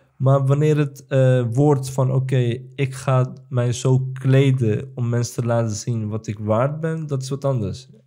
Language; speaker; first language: Dutch; early bilingual, other home language; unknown